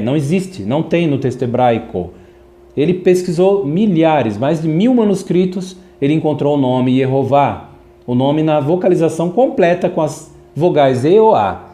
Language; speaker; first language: Portuguese; native; Portuguese